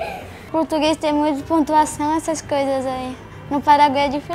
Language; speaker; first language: Portuguese; early bilingual, other home language; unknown